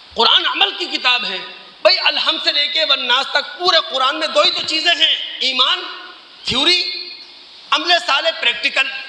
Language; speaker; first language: Urdu; native; Urdu